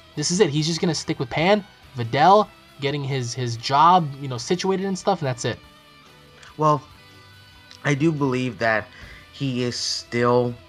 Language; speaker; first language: English; native; English